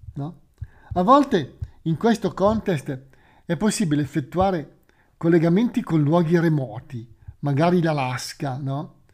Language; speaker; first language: Italian; native; Italian